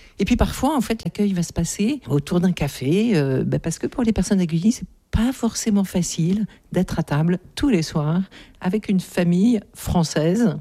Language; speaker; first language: French; native; French